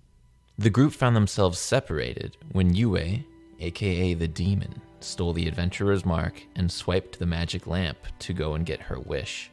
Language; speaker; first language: English; native; English